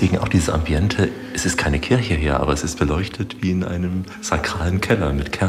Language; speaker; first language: German; native; German